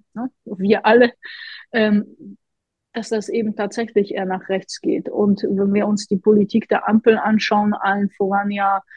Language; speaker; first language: German; non-native, fluent; Polish